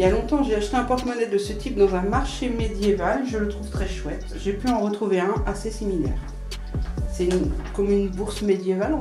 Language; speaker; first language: French; native; French